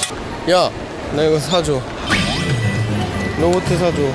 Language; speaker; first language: Korean; native; Korean